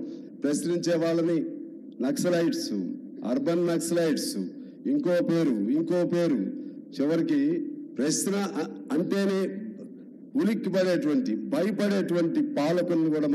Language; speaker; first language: Telugu; native; Telugu